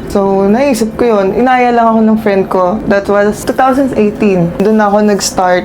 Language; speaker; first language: Filipino; non-native, local second language; Cebuano